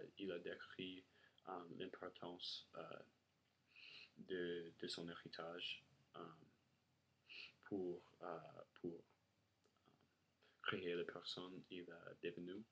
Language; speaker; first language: French; non-native, learner; English